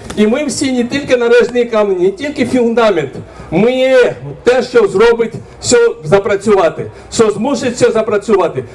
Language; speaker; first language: Ukrainian; non-native, fluent; Georgian